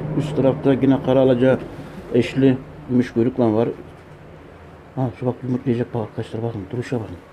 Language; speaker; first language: Turkish; native; Turkish